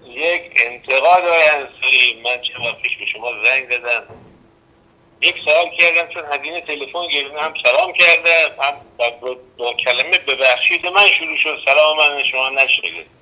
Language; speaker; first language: Persian; non-native, fluent; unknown